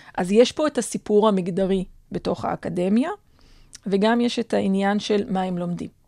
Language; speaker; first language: Hebrew; native; Hebrew